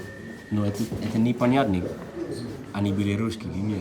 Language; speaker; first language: Russian; non-native, fluent; Dutch